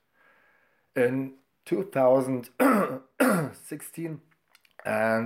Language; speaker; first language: English; non-native, fluent; German